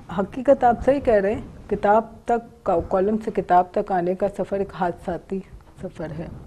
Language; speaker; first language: Urdu; non-native, local second language; Baluchi